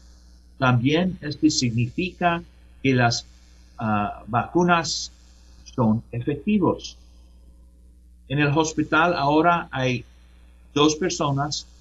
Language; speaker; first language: Spanish; non-native, learner; English